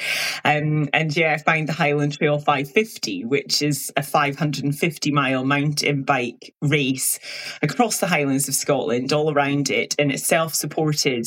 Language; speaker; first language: English; native; English